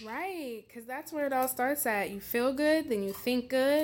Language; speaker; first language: English; native; English